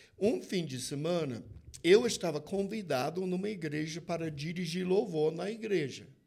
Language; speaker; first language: Portuguese; non-native, fluent; English